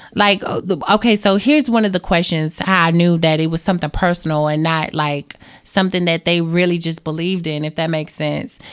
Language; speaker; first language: English; native; English